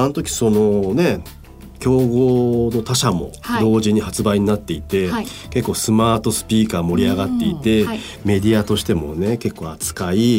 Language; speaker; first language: Japanese; native; Japanese